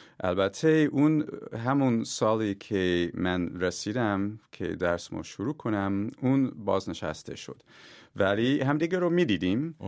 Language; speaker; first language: Persian; non-native, fluent; English